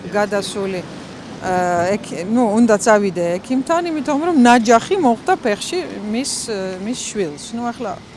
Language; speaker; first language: Georgian; non-native, fluent; Dutch